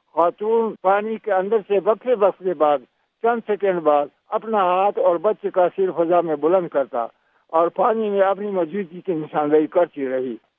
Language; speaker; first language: Urdu; non-native, local second language; Pashto